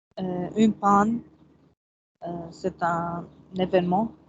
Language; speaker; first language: French; non-native, learner; Arabic